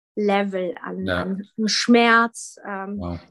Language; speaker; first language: German; early bilingual, other home language; Polish